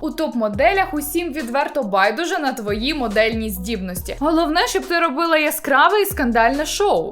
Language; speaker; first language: Ukrainian; native; Ukrainian